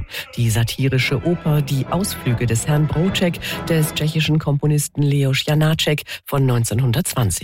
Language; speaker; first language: German; native; German